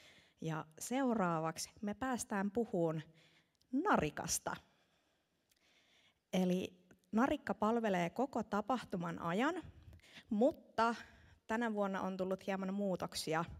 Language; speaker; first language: Finnish; native; Finnish